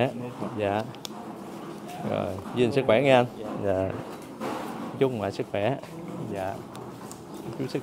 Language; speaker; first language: Vietnamese; native; Vietnamese